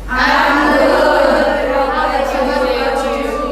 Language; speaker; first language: English; non-native, learner; Indonesian